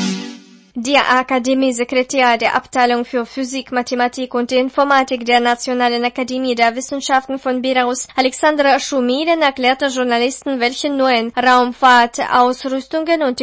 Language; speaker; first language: German; non-native, fluent; Russian